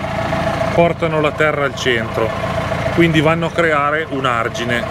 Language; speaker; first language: Italian; native; Italian